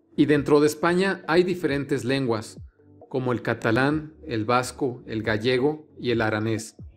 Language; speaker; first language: Spanish; native; Spanish